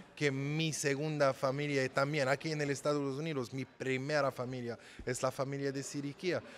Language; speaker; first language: Spanish; non-native, learner; Arabic